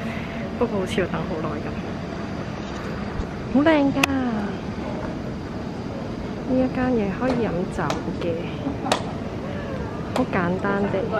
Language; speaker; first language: Cantonese; native; Cantonese